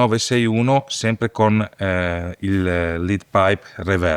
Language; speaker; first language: Italian; native; Italian